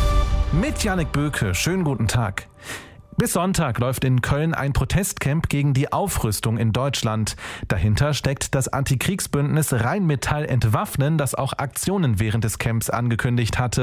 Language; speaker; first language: German; native; German